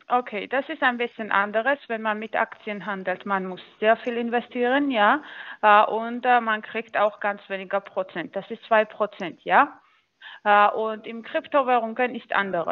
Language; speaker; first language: German; non-native, fluent; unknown